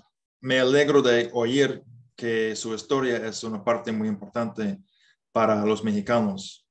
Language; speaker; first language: Spanish; non-native, fluent; English